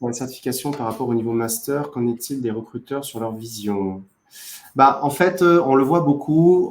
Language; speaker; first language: French; native; French